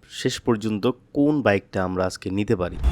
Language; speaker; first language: Bangla; native; Bangla